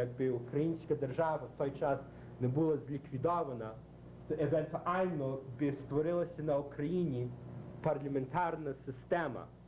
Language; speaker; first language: Ukrainian; early bilingual, heritage; Ukrainian